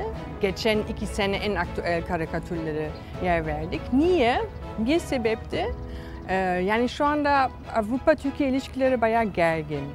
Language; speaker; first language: Turkish; non-native, fluent; German